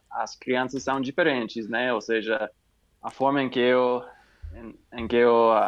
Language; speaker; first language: Portuguese; non-native, fluent; English